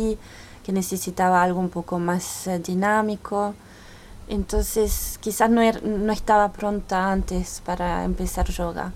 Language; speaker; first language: Spanish; early bilingual, heritage; French